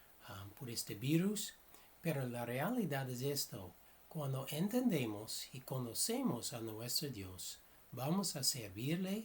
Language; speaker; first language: Spanish; non-native, fluent; English